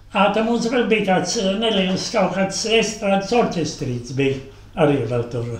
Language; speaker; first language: Latvian; native; Latvian